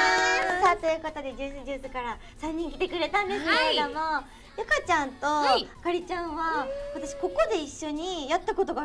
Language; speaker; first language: Japanese; native; Japanese